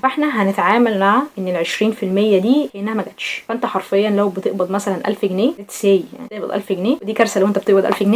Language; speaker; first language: Arabic; native; Arabic